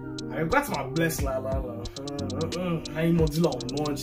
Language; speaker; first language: French; early bilingual, heritage; French